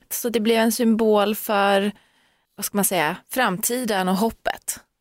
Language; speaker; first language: Swedish; early bilingual, other home language; Persian